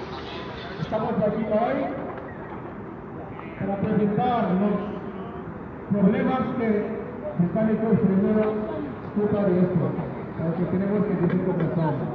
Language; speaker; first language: Spanish; non-native, learner; Igbo